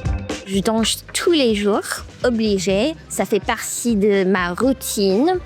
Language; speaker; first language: French; early bilingual, heritage; French